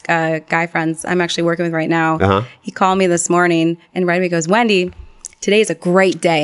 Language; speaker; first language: English; native; English